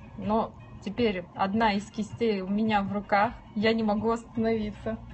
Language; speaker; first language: Russian; native; Russian